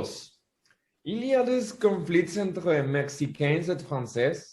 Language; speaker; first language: French; non-native, learner; Spanish